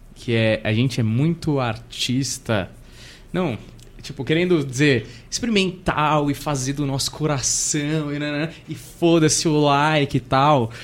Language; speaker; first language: Portuguese; native; Portuguese